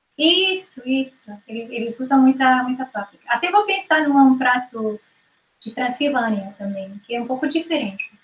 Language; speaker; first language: Portuguese; non-native, fluent; Hungarian